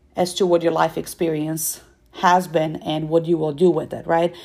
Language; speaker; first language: English; non-native, fluent; Russian